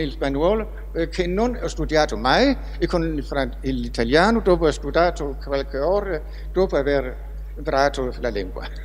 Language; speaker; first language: Italian; non-native, fluent; Danish